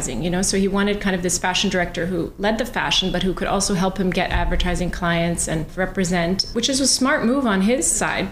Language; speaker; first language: English; native; English